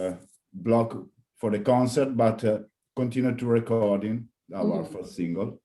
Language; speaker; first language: English; non-native, learner; Italian